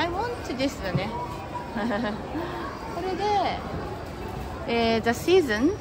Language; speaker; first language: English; non-native, learner; Japanese